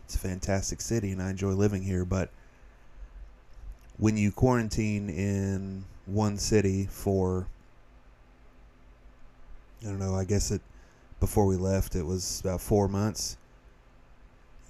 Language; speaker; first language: English; native; English